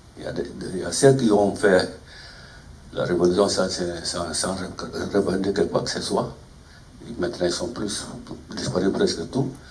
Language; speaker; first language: French; non-native, fluent; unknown